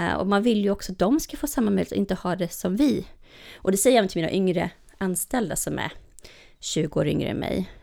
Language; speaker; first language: Swedish; native; Swedish